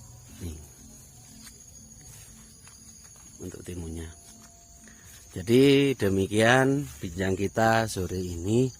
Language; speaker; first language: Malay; non-native, local second language; Javanese